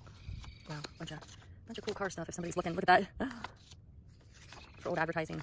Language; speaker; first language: English; native; English